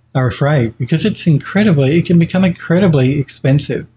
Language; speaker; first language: English; native; English